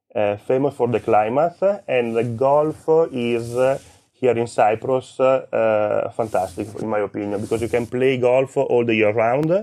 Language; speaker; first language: English; non-native, learner; Italian